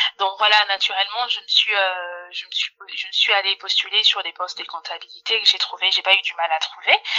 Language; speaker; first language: French; non-native, local second language; Lingala